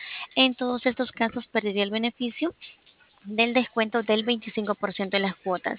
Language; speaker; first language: Spanish; native; Spanish